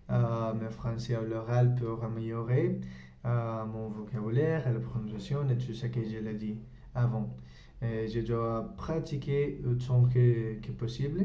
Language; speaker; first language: French; non-native, learner; Spanish